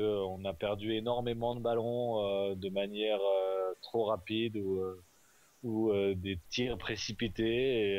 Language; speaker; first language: French; native; French